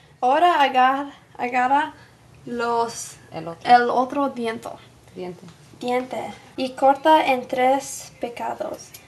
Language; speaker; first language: Spanish; non-native, learner; English